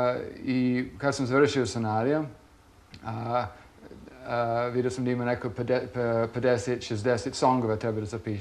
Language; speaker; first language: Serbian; non-native, fluent; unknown